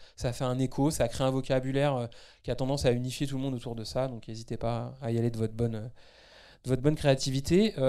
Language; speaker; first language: French; native; French